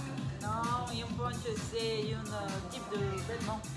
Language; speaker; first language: French; non-native, learner; Spanish